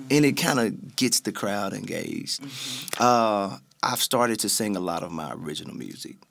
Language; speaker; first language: English; native; English